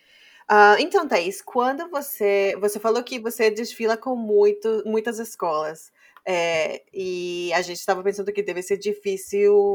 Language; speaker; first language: Portuguese; non-native, fluent; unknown